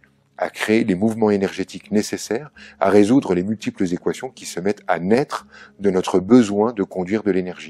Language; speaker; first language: French; native; French